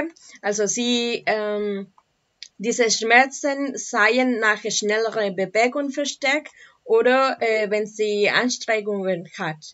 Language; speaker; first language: German; non-native, learner; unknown